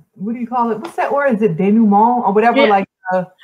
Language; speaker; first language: English; native; English